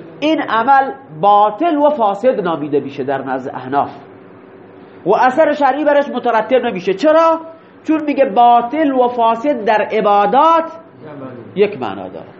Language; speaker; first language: Persian; non-native, local second language; Baluchi